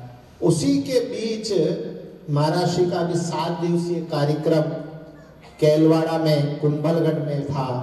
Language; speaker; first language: Hindi; native; Hindi